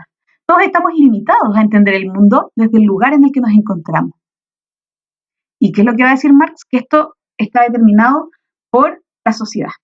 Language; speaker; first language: Spanish; native; Spanish